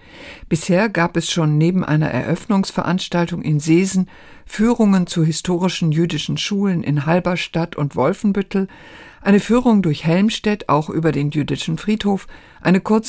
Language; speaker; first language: German; native; German